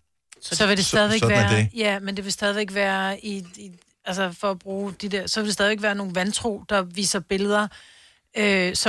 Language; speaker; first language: Danish; native; Danish